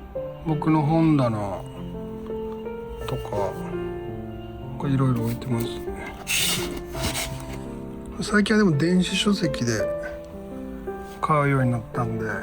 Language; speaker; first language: Japanese; native; Japanese